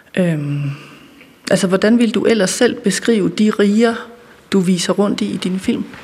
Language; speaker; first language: Danish; native; Danish